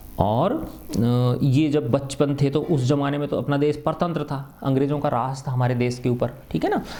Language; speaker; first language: Hindi; native; Hindi